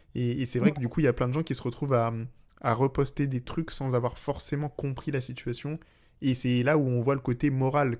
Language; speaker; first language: French; native; French